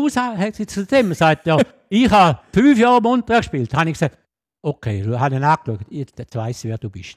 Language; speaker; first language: German; native; German